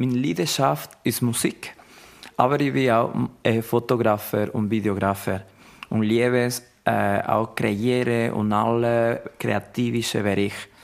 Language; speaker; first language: German; non-native, learner; Spanish